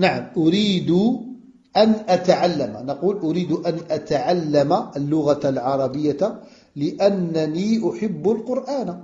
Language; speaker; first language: Arabic; non-native, fluent; French